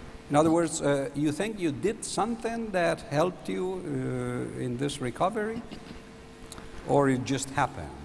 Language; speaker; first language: English; non-native, fluent; Italian